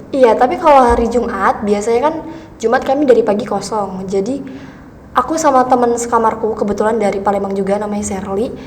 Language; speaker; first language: Indonesian; native; Indonesian